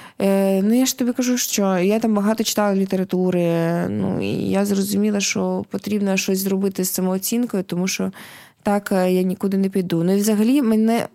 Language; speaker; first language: Ukrainian; non-native, local second language; Russian